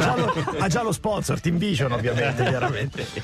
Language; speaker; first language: Italian; native; Italian